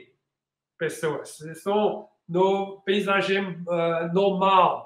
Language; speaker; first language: Portuguese; non-native, learner; French